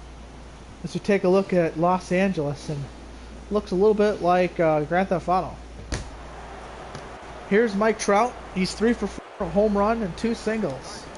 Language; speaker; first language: English; native; English